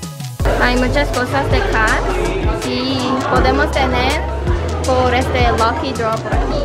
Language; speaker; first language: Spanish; non-native, learner; Korean